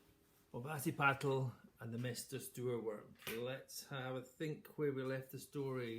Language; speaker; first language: English; native; English